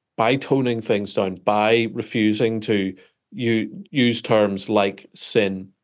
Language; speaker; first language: English; native; English